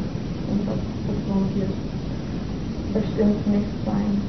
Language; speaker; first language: German; non-native, fluent; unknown